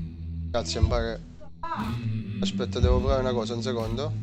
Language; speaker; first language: Italian; native; Italian